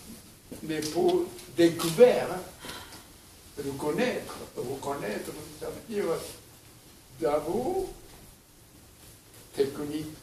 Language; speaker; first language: French; non-native, learner; Japanese